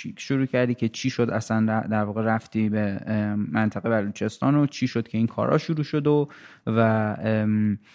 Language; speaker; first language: Persian; native; Persian